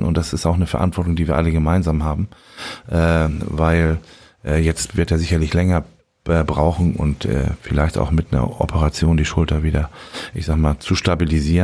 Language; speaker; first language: German; native; German